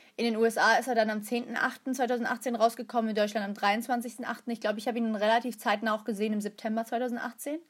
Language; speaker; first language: German; early bilingual, other home language; Turkish